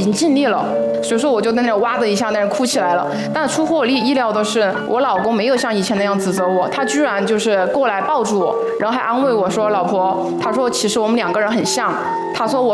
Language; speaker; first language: Chinese; native; Chinese